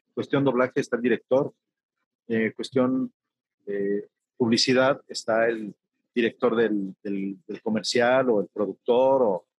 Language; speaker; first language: Spanish; native; Spanish